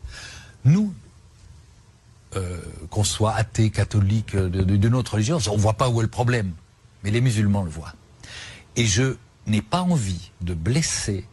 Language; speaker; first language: French; native; French